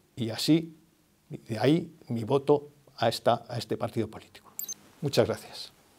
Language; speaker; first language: Spanish; native; Spanish